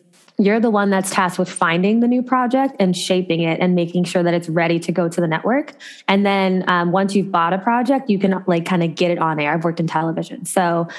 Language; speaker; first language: English; native; English